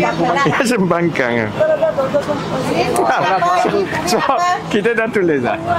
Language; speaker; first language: Malay; native; Malay